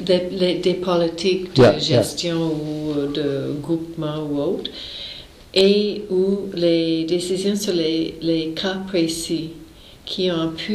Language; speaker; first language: French; native; French